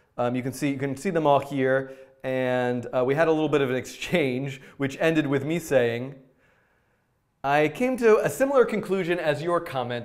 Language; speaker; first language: English; native; English